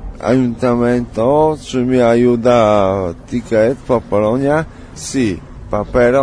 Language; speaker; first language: Spanish; non-native, learner; Polish